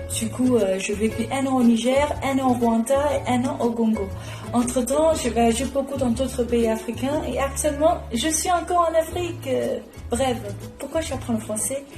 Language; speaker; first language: French; non-native, fluent; Chinese